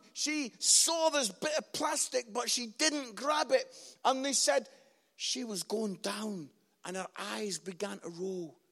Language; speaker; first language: English; native; English